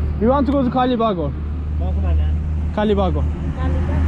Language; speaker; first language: English; non-native, learner; Turkish